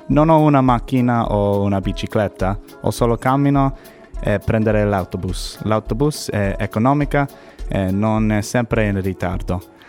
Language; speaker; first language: Italian; non-native, learner; English